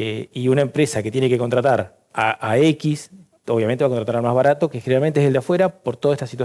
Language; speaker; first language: Spanish; native; Spanish